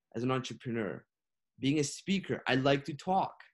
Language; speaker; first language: English; non-native, fluent; Russian